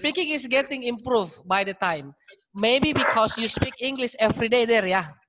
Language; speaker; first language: English; non-native, learner; Indonesian